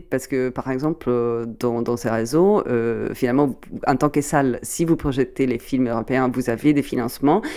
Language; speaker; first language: French; non-native, fluent; Italian